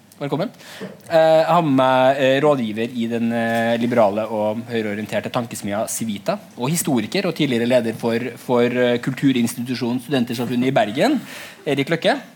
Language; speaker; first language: Norwegian; native; Norwegian